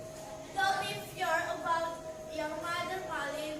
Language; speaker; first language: English; non-native, learner; Indonesian